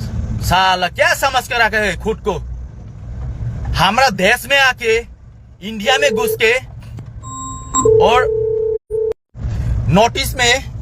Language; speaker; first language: Hindi; non-native, local second language; Kok Borok